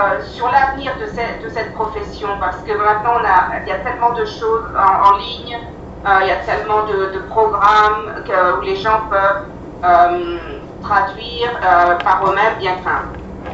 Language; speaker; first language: French; native; French